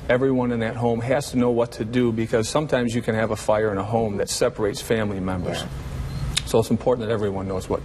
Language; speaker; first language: English; native; English